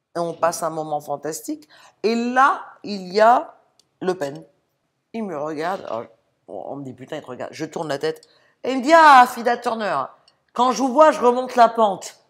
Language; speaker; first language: French; native; French